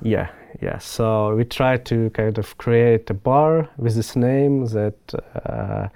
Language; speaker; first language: English; non-native, fluent; Ukrainian